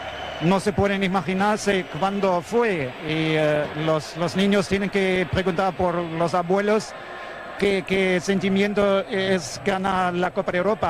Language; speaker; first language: Spanish; non-native, fluent; German